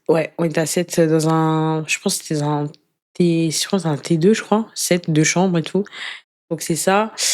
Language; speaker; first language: French; early bilingual, other home language; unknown